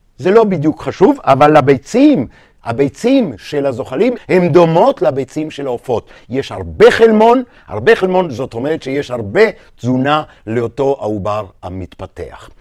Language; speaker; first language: Hebrew; native; Hebrew